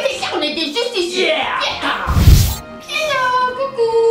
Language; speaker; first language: French; native; French